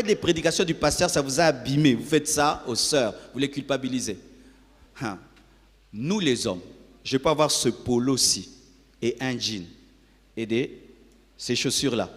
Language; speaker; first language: French; non-native, local second language; Lingala